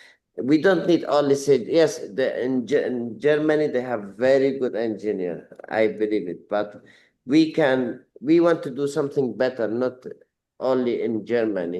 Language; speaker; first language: English; non-native, learner; Arabic